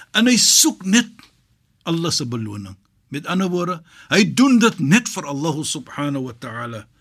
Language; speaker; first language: Afrikaans; native; Afrikaans